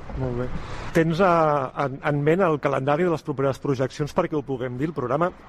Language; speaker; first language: Catalan; native; Catalan